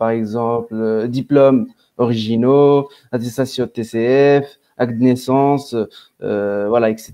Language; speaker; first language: French; non-native, local second language; Arabic